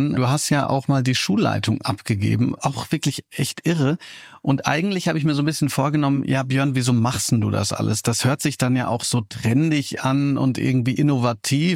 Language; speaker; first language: German; native; German